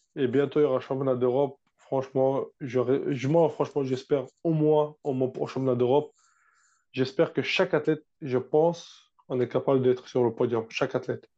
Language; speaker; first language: French; non-native, fluent; Russian